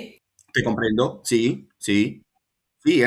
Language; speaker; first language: Spanish; native; Spanish